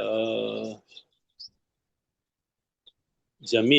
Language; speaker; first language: Arabic; non-native, learner; Indonesian